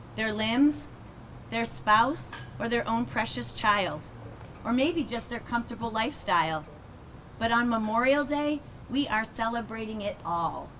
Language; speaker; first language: English; native; English